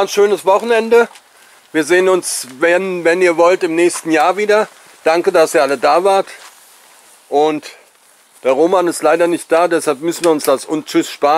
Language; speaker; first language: German; native; German